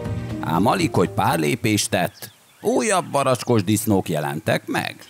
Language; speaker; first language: Hungarian; native; Hungarian